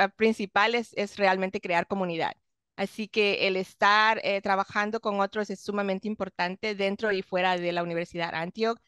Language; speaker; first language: English; non-native, fluent; Spanish